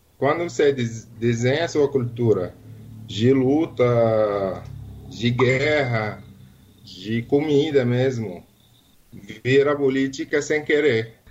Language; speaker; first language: Portuguese; non-native, learner; Arabic